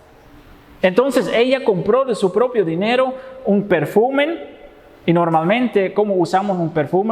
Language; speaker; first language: Spanish; non-native, fluent; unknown